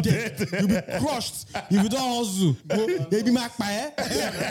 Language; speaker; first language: English; non-native, local second language; Igbo